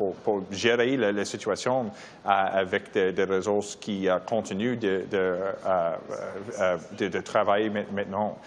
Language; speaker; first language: French; non-native, learner; English